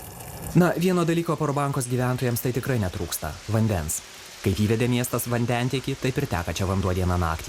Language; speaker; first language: Lithuanian; native; Lithuanian